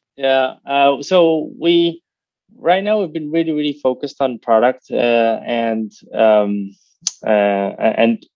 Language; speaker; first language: English; native; English